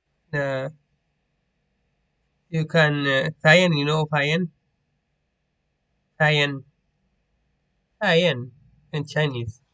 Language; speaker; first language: English; non-native, learner; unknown